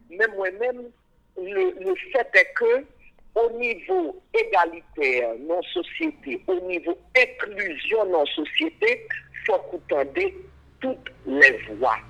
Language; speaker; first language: French; non-native, local second language; Haitian Creole